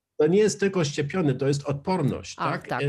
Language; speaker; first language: Polish; non-native, learner; German